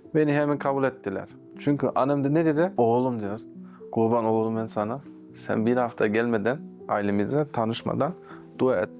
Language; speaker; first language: Turkish; non-native, fluent; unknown